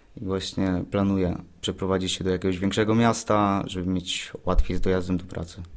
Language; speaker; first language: Polish; native; Polish